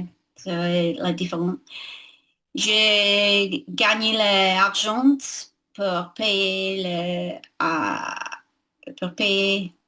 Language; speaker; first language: French; non-native, learner; English